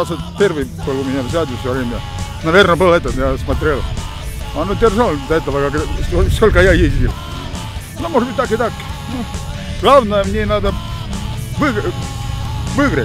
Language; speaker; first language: Russian; non-native, local second language; Latvian